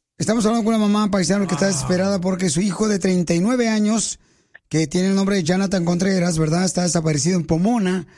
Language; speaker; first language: Spanish; native; Spanish